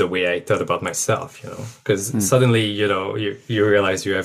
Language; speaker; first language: English; non-native, fluent; French